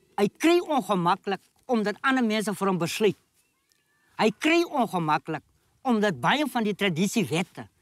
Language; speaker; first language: Afrikaans; native; Afrikaans